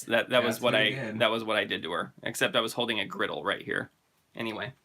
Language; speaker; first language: English; native; English